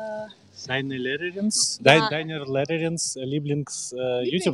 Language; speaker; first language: German; non-native, learner; Russian